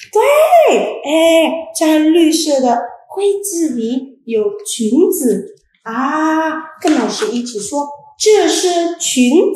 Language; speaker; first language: Chinese; non-native, fluent; Indonesian